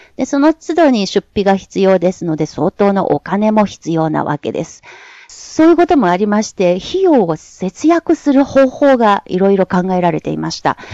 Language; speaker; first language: Japanese; non-native, fluent; Chinese